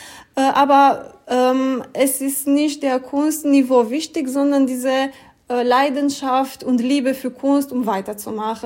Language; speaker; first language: German; non-native, fluent; Romanian